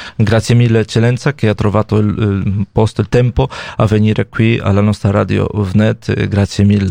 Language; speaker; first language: Italian; non-native, fluent; Polish